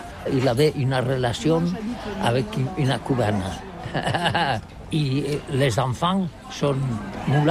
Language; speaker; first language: French; non-native, learner; Catalan